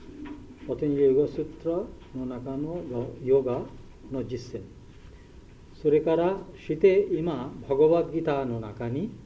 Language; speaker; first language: Japanese; non-native, learner; Bangla